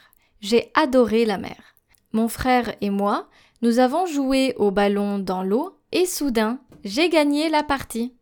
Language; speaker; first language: French; non-native, fluent; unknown